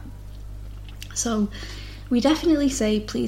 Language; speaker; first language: English; native; English